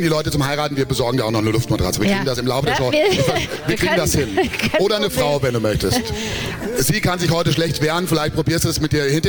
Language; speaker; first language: German; native; German